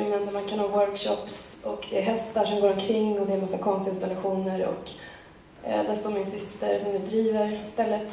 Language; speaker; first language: Swedish; native; Swedish